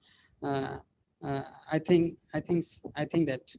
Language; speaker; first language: English; non-native, learner; Bangla